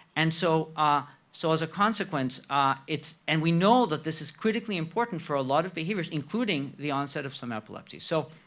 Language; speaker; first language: English; non-native, fluent; Spanish